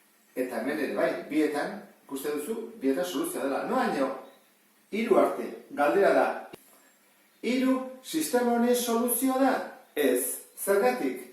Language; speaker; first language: Basque; native; Basque